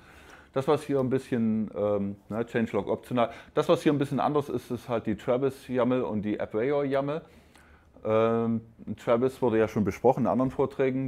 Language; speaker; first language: German; native; German